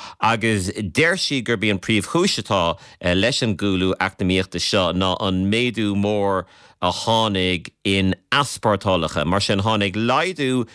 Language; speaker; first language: Irish; native; Irish